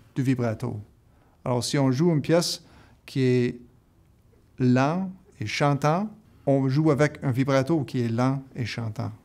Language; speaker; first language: French; native; French